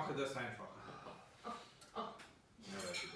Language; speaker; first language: German; non-native, learner; Russian